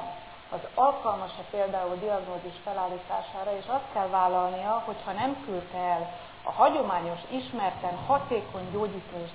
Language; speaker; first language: Hungarian; native; Hungarian